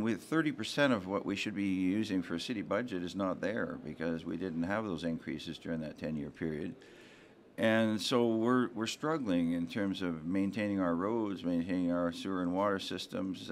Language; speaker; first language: English; native; English